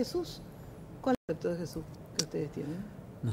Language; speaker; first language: Spanish; native; Spanish